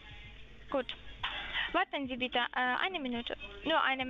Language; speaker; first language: German; non-native, learner; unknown